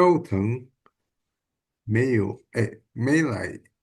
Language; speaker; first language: Chinese; non-native, learner; Indonesian